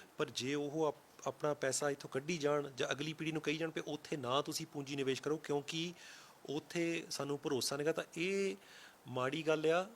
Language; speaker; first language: Punjabi; early bilingual, heritage; Punjabi